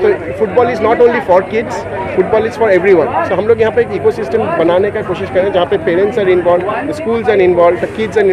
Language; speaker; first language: Hindi; non-native, local second language; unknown